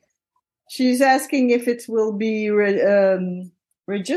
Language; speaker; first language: English; non-native, fluent; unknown